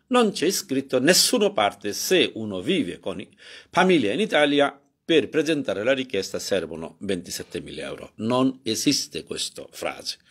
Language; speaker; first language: Italian; non-native, learner; Bangla